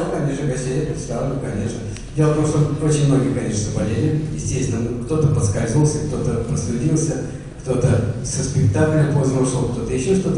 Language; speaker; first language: Russian; native; Russian